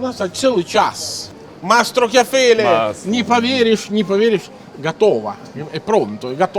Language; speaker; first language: Russian; non-native, fluent; Italian